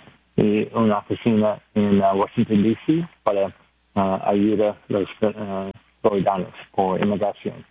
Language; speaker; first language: Spanish; non-native, learner; English